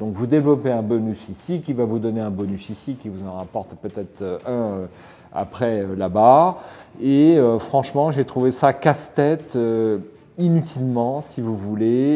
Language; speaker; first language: French; native; French